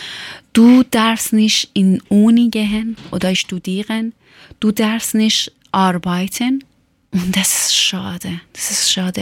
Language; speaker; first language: German; non-native, learner; Persian